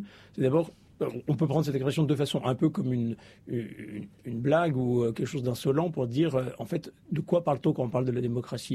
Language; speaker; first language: French; native; French